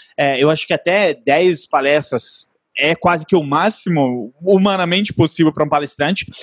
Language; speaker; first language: Portuguese; non-native, fluent; Italian